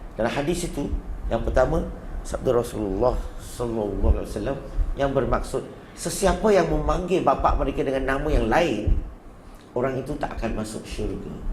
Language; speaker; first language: Malay; non-native, local second language; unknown